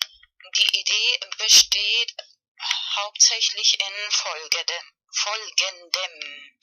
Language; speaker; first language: German; non-native, fluent; Spanish